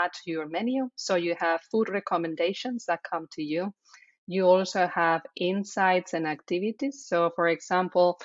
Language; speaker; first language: English; non-native, fluent; Spanish